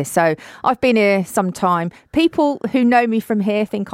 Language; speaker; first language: English; native; English